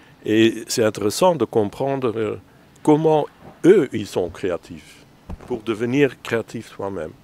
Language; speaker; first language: French; non-native, fluent; Dutch